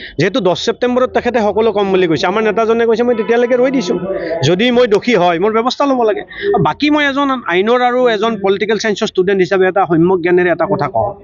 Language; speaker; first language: Assamese; native; Assamese